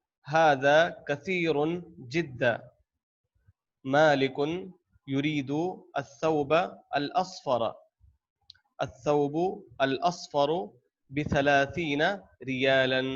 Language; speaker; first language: Arabic; non-native, fluent; Urdu